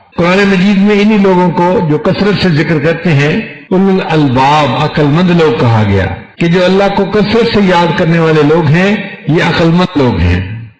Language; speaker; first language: Urdu; non-native, local second language; Punjabi